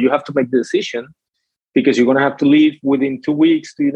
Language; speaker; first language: English; non-native, fluent; Spanish